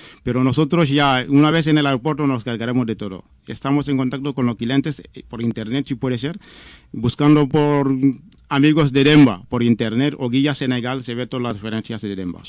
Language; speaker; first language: Spanish; non-native, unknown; Wolof